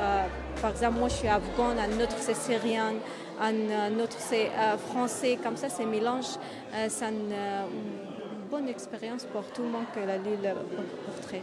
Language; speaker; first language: French; non-native, learner; Persian